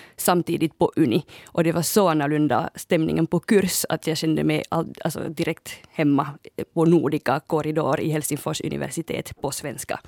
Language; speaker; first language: Swedish; non-native, fluent; French